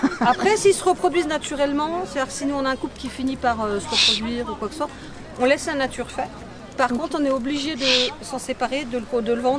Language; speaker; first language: French; native; French